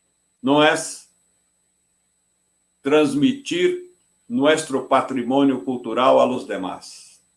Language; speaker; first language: Spanish; non-native, fluent; Portuguese